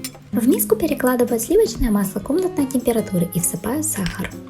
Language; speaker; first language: Russian; native; Russian